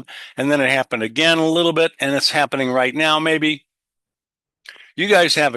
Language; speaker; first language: English; native; English